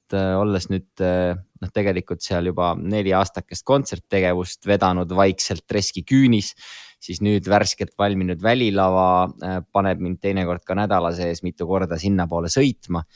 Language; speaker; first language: Estonian; native; Estonian